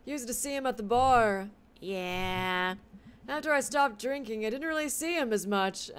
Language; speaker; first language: English; native; English